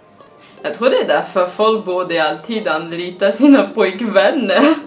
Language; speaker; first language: Swedish; non-native, fluent; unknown